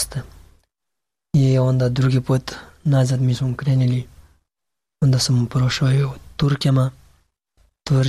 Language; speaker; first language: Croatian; non-native, learner; Pashto